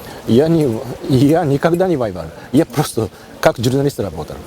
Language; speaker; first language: Russian; non-native, learner; Japanese